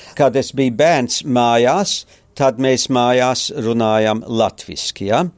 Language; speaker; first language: Latvian; early bilingual, heritage; Latvian